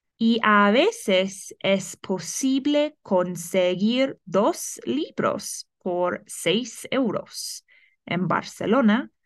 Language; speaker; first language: Spanish; non-native, fluent; English